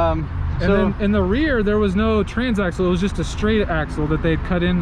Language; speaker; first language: English; native; English